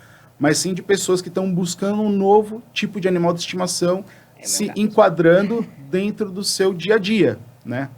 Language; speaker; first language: Portuguese; native; Portuguese